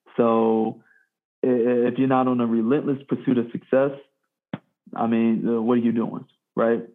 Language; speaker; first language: English; native; English